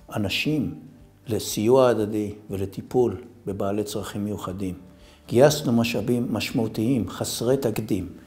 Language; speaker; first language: Hebrew; native; Hebrew